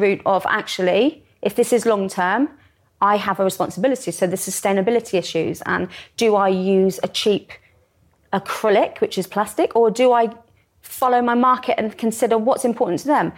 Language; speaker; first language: English; native; English